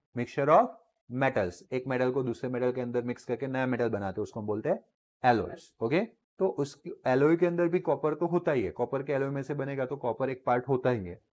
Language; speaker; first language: Hindi; non-native, local second language; Gujarati